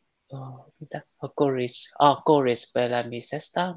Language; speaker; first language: Finnish; non-native, learner; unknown